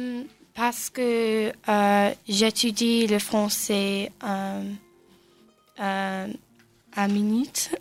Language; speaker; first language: French; non-native, learner; English